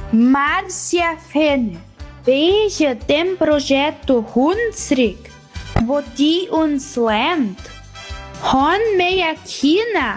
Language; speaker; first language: German; early bilingual, heritage; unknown